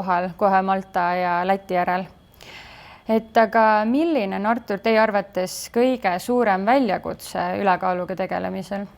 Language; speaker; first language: Estonian; native; Estonian